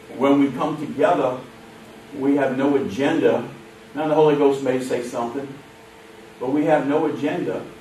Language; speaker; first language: English; native; English